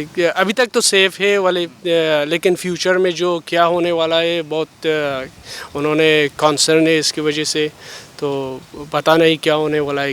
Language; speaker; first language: Hindi; non-native, fluent; Persian